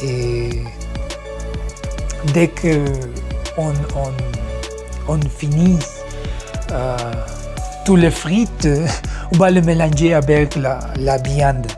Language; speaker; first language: French; non-native, learner; Spanish